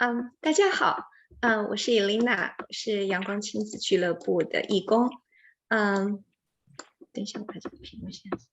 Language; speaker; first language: Chinese; native; Chinese